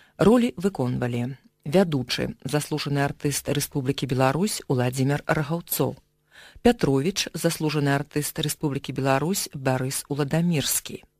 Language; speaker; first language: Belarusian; native; Belarusian